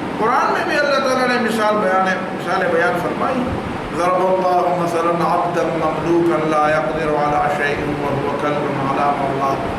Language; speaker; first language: Urdu; non-native, local second language; Pashto